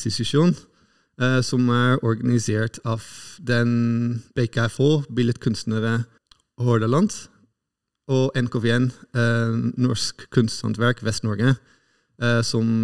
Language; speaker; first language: Norwegian; non-native, fluent; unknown